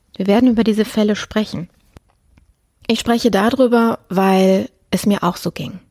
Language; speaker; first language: German; early bilingual, other home language; Polish